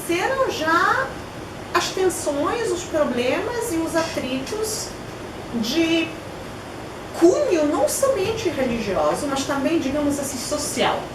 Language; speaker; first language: Portuguese; non-native, fluent; Polish